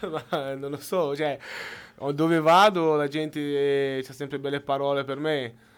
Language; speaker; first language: Italian; non-native, fluent; Portuguese